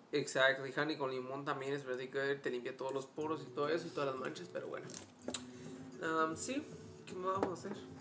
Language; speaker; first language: Spanish; early bilingual, heritage; Spanish